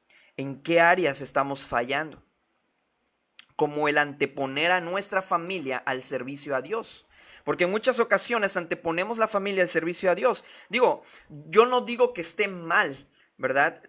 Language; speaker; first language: Spanish; native; Spanish